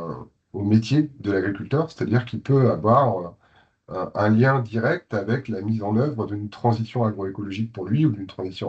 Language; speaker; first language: French; native; French